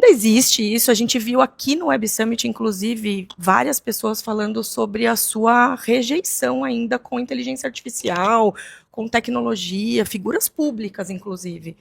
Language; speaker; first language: Portuguese; native; Portuguese